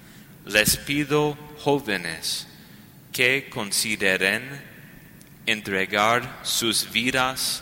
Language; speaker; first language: Spanish; non-native, learner; English